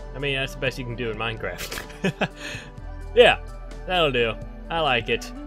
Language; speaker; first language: English; native; English